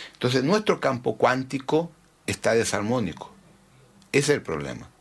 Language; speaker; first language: Spanish; early bilingual, heritage; Spanish